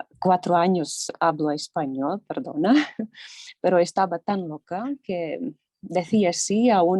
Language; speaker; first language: Spanish; non-native, learner; Latvian